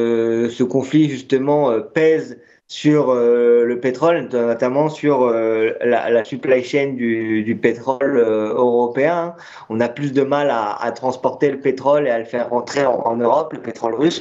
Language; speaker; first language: French; native; French